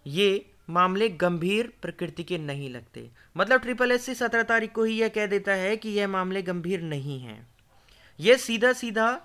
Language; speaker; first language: Hindi; native; Hindi